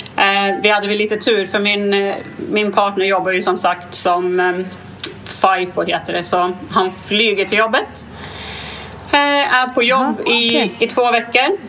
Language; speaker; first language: Swedish; native; Swedish